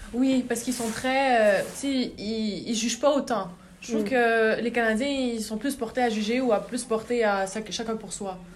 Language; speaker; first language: French; native; French